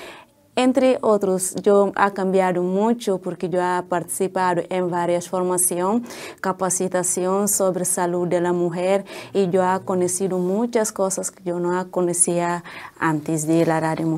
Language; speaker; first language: Spanish; non-native, learner; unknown